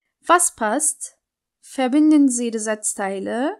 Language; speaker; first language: German; non-native, fluent; Turkish